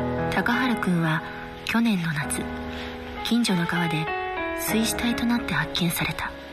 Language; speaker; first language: Japanese; native; Japanese